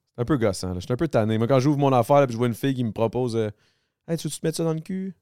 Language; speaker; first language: French; native; French